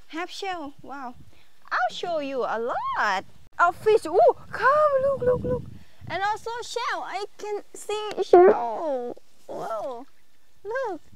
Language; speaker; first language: English; non-native, learner; Thai